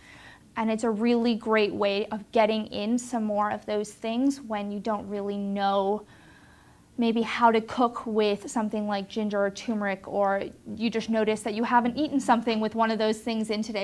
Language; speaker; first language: English; native; English